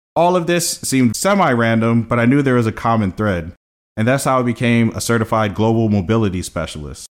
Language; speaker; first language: English; native; English